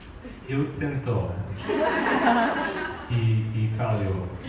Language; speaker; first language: Portuguese; non-native, learner; English